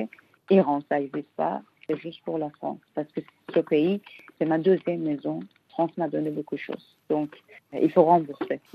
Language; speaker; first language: French; non-native, learner; Persian